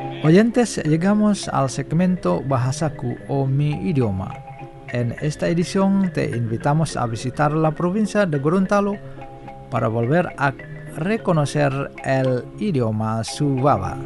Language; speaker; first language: Spanish; non-native, fluent; Indonesian